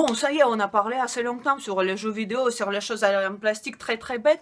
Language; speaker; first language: French; non-native, fluent; Russian